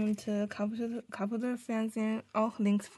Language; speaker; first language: German; non-native, learner; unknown